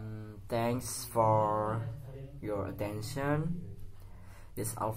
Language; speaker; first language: English; non-native, learner; Indonesian